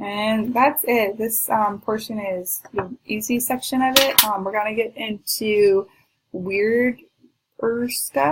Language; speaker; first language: English; native; English